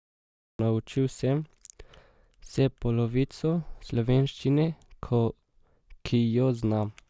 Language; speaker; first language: Slovenian; non-native, learner; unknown